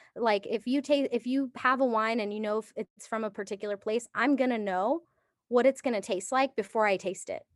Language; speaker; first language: English; early bilingual, other home language; Japanese